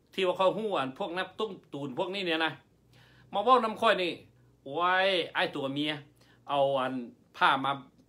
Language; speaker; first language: Lao; non-native, local second language; Hmong